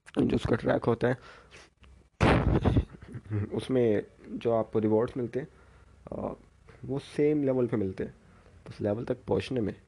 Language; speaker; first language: Hindi; native; Hindi